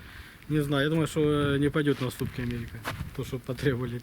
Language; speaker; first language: Russian; native; Russian